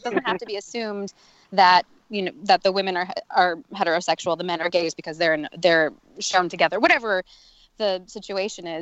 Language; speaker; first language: English; native; English